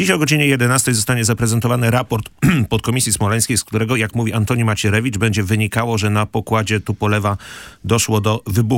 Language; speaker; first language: Polish; native; Polish